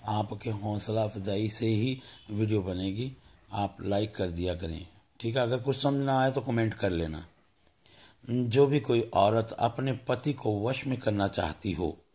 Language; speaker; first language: Hindi; non-native, local second language; Punjabi